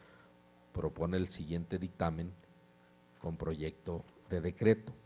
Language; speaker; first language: Spanish; native; Spanish